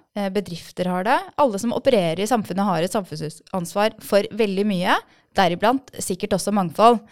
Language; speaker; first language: Norwegian; early bilingual, other home language; Persian